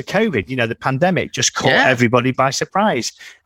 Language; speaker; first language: English; native; English